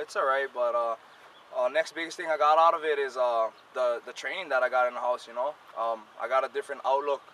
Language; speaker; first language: English; native; English